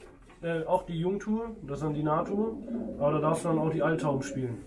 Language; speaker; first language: German; native; German